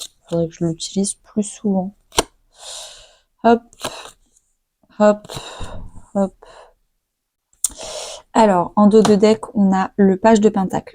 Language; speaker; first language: French; native; French